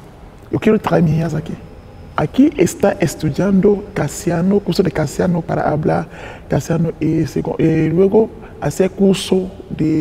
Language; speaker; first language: Spanish; non-native, learner; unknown